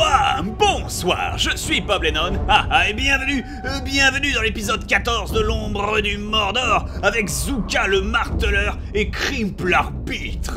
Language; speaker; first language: French; native; French